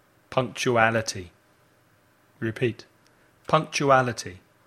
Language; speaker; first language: English; native; English